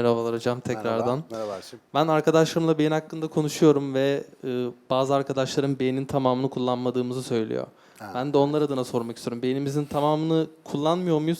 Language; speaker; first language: Turkish; native; Turkish